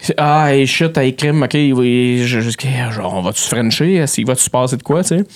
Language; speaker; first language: French; native; French